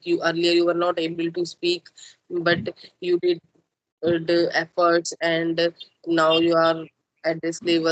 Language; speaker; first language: English; non-native, local second language; Hindi